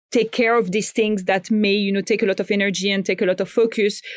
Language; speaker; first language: English; non-native, fluent; French